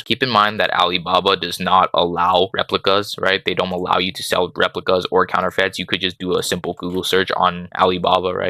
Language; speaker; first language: English; native; English